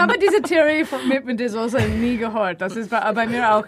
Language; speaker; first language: German; non-native, learner; English